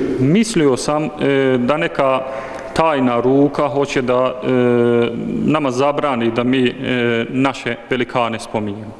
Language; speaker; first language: Bosnian; early bilingual, heritage; Bosnian